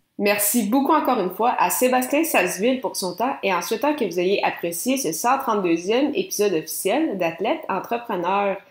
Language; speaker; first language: French; native; French